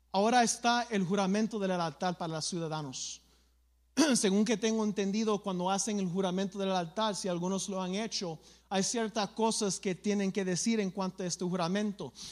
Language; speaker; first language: Spanish; early bilingual, other home language; English